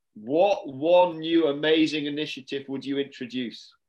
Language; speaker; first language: English; native; English